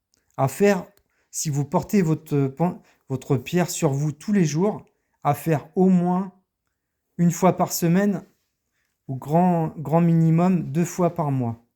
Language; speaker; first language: French; native; French